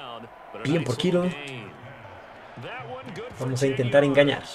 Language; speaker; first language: Spanish; native; Spanish